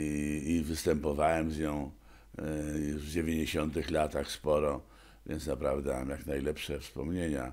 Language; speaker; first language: Polish; native; Polish